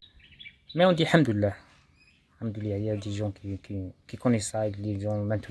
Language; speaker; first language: French; non-native, local second language; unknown